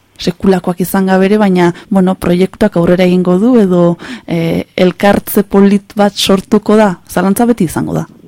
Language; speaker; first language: Basque; native; Basque